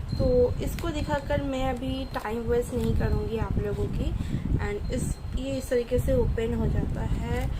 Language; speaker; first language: Hindi; non-native, local second language; Bangla